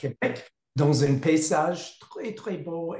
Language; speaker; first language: French; non-native, learner; English